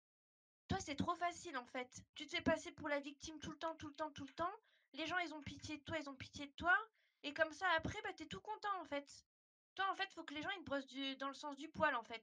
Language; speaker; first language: French; native; French